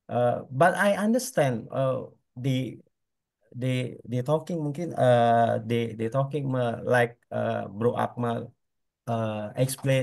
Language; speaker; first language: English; non-native, learner; Indonesian